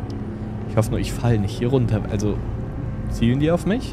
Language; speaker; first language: German; native; German